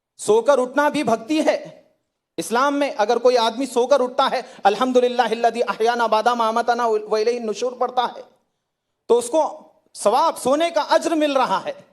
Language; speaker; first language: Hindi; native; Hindi